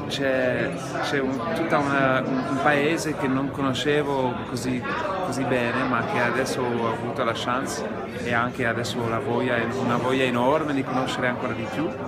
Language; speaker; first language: Italian; non-native, fluent; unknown